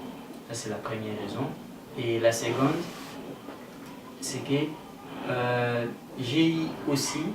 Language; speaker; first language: French; non-native, local second language; Lingala